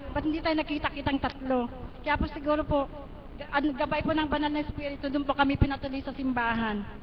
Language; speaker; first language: Filipino; native; Filipino